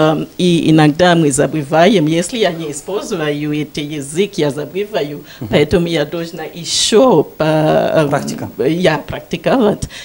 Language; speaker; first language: Russian; non-native, learner; Shona